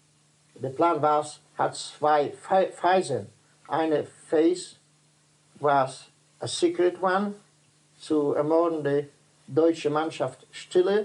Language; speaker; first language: German; non-native, learner; Dutch